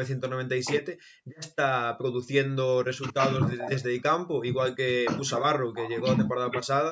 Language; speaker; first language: Spanish; native; Spanish